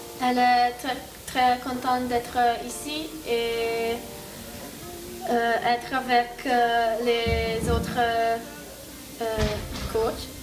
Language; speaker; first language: French; non-native, fluent; Hungarian